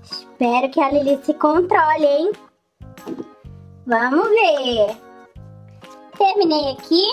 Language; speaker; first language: Portuguese; native; Portuguese